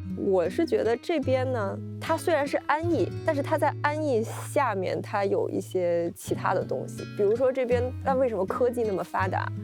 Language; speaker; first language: Chinese; native; Chinese